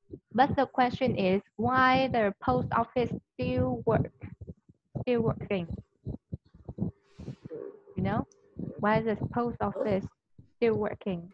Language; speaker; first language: English; non-native, fluent; Vietnamese